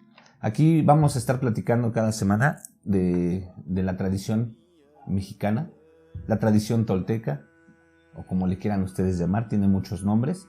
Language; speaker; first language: Spanish; native; Spanish